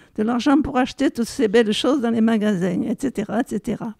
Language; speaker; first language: French; native; French